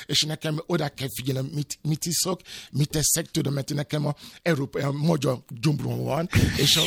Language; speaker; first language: Hungarian; non-native, fluent; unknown